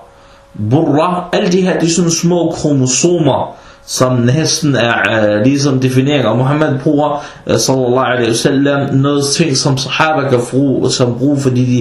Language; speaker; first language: Danish; non-native, fluent; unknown